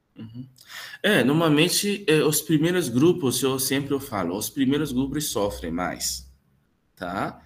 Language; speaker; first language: Portuguese; non-native, fluent; Haitian Creole